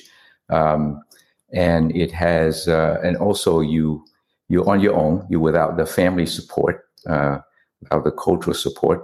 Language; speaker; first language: English; non-native, fluent; Vietnamese